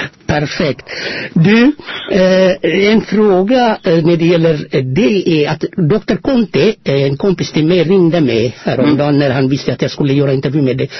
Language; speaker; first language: Swedish; non-native, fluent; Amharic